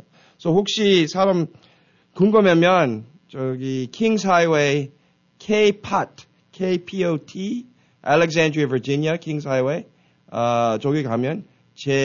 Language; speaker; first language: Korean; early bilingual, heritage; Korean